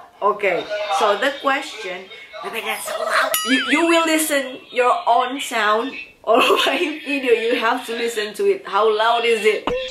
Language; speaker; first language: English; non-native, fluent; Indonesian